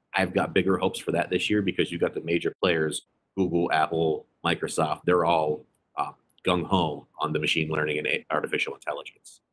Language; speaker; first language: English; native; English